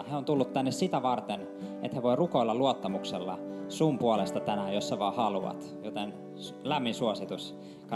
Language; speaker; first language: Finnish; native; Finnish